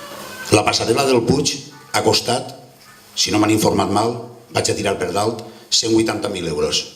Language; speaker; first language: Catalan; native; Catalan